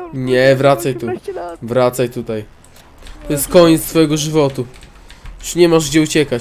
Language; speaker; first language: Polish; native; Polish